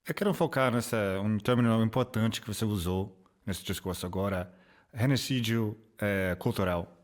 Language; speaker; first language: Portuguese; non-native, fluent; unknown